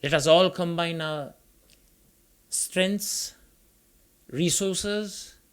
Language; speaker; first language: English; non-native, local second language; Sinhala